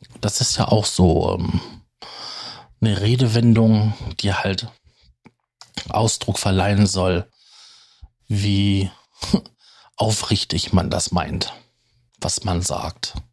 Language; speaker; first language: German; native; German